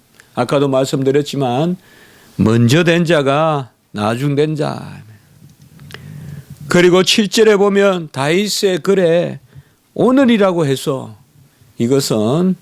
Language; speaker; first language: Korean; native; Korean